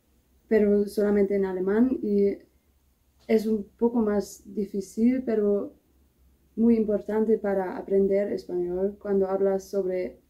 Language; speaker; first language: Spanish; non-native, learner; German